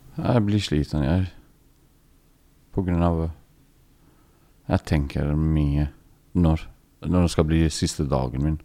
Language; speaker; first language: Norwegian; non-native, learner; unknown